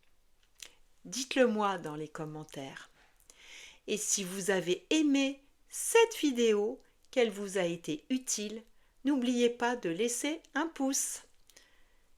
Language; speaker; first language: French; native; French